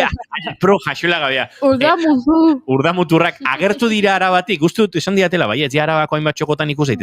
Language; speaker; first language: Basque; native; Basque